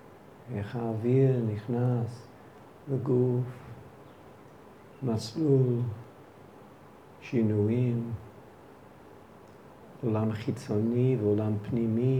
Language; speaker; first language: Hebrew; non-native, fluent; English